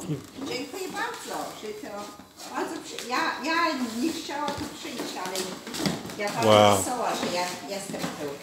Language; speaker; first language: Polish; early bilingual, heritage; English